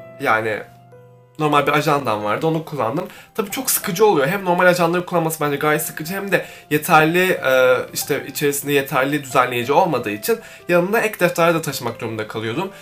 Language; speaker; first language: Turkish; native; Turkish